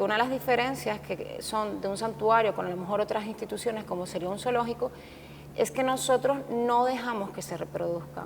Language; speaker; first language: Spanish; native; Spanish